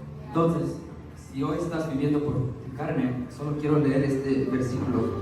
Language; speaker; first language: Spanish; early bilingual, heritage; Spanish